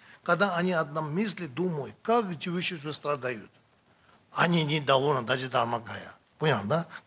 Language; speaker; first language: Russian; non-native, learner; Tibetan